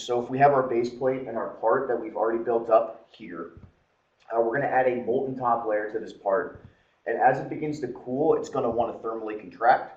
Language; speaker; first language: English; native; English